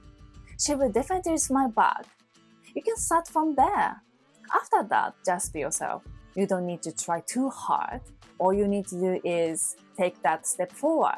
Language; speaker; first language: English; non-native, fluent; Japanese